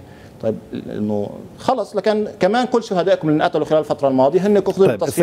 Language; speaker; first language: Arabic; native; Arabic